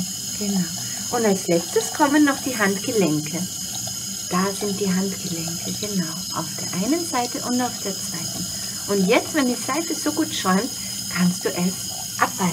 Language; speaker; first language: German; native; German